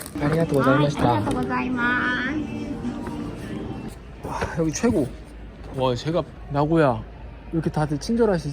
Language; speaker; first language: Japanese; non-native, learner; Korean